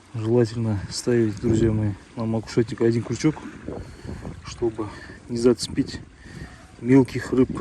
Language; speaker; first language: Russian; non-native, local second language; Kazakh